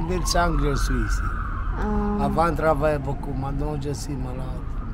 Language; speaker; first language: French; non-native, learner; Romanian